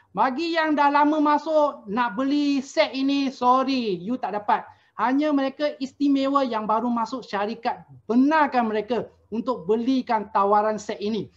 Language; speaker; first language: Malay; non-native, local second language; Chinese